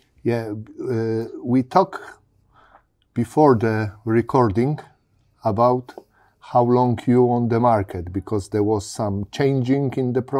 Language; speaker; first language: English; non-native, learner; Polish